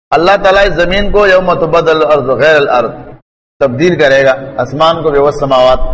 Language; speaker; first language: Urdu; non-native, local second language; Pashto